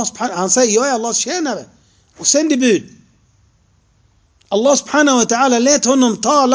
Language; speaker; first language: Swedish; non-native, fluent; Arabic